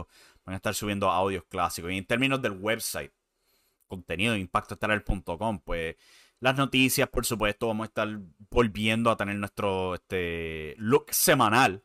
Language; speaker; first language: Spanish; native; Spanish